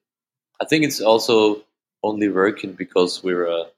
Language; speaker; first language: English; non-native, fluent; German